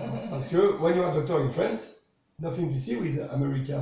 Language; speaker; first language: English; non-native, learner; French